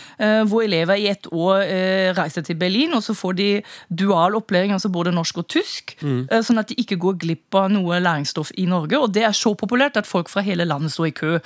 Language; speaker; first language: Norwegian; non-native, fluent; German